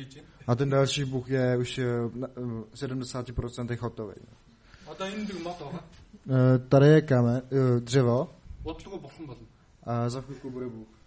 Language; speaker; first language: Czech; non-native, learner; Mongolian